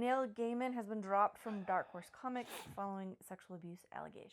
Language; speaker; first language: English; native; English